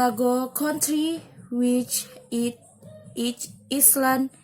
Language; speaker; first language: English; non-native, learner; Indonesian